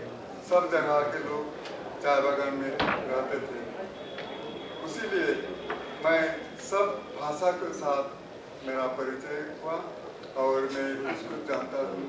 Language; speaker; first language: Hindi; non-native, local second language; Odia